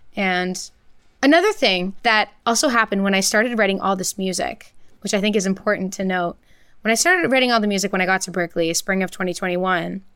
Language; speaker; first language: English; early bilingual, other home language; Portuguese